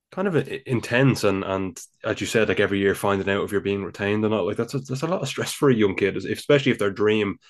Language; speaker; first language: English; native; English